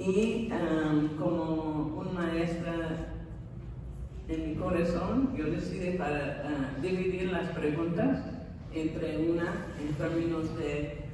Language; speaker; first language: Spanish; non-native, fluent; English